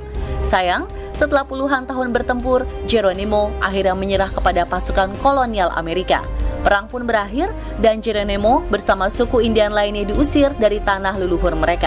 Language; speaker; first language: Indonesian; native; Indonesian